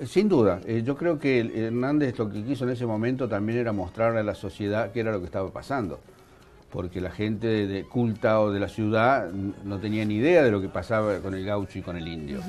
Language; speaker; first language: Spanish; native; Spanish